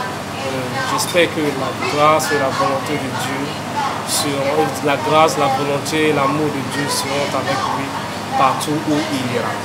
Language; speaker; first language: French; non-native, fluent; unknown